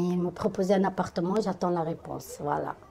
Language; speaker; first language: French; non-native, fluent; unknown